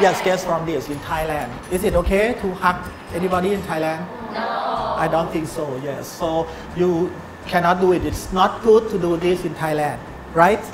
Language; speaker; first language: English; non-native, fluent; Thai